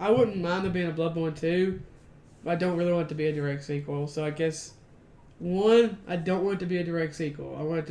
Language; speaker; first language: English; native; English